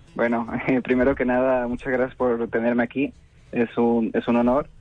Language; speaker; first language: Spanish; native; Spanish